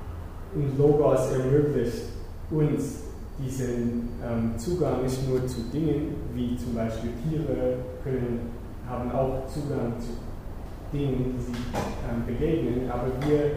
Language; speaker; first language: German; non-native, fluent; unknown